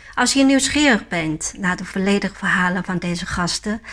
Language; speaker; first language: Dutch; non-native, fluent; Chinese